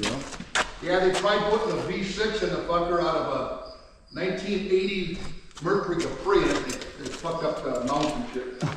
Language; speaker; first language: English; native; English